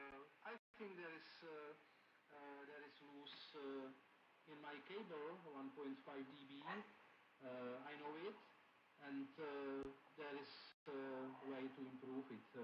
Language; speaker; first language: English; non-native, learner; Czech